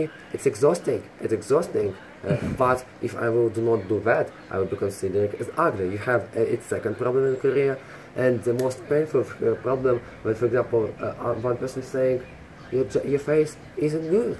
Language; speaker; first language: English; non-native, fluent; Russian